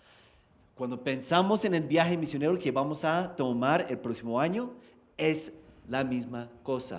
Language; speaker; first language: Spanish; non-native, fluent; English